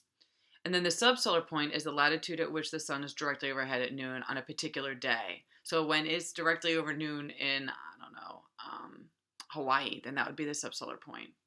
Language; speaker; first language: English; native; English